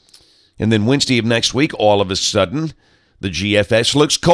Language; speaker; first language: English; native; English